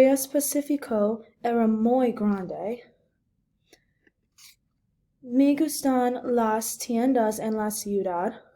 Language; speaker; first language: Spanish; non-native, learner; English